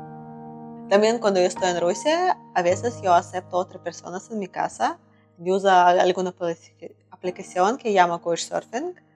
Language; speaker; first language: Spanish; non-native, learner; Russian